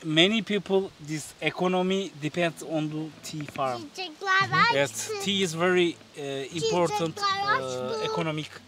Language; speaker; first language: English; non-native, learner; Turkish